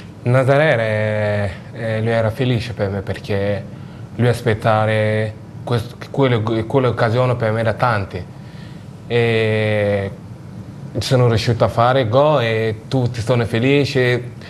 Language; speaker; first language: Italian; non-native, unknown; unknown